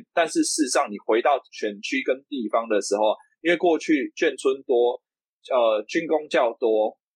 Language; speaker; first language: Chinese; native; Chinese